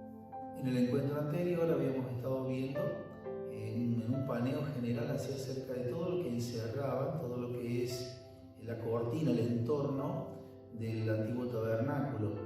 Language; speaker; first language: Spanish; native; Spanish